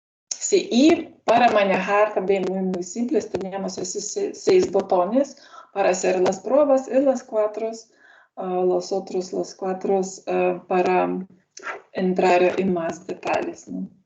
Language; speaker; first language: Spanish; non-native, learner; Lithuanian